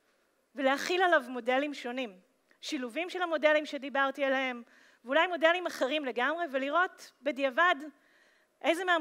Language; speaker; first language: Hebrew; native; Hebrew